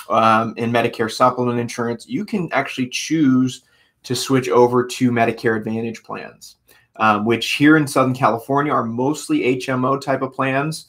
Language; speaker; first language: English; native; English